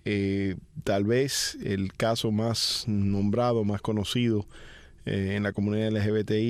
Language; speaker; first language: Spanish; early bilingual, heritage; Spanish